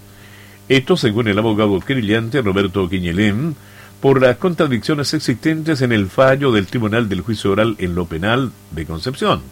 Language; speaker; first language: Spanish; native; Spanish